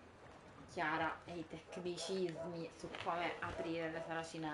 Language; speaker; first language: Italian; native; Italian